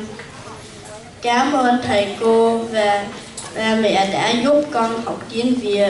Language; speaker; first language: Vietnamese; early bilingual, heritage; Vietnamese